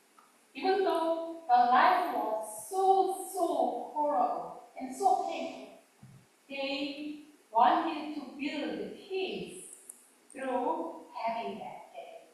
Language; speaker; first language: English; non-native, learner; Korean